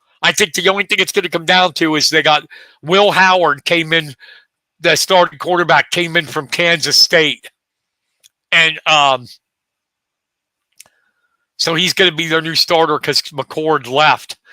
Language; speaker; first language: English; native; English